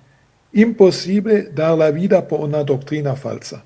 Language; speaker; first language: Spanish; non-native, fluent; German